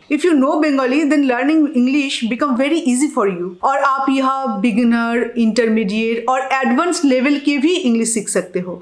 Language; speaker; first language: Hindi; non-native, local second language; Bangla